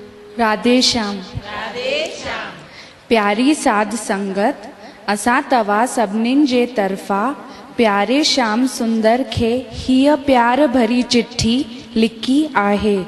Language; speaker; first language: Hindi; non-native, local second language; Sindhi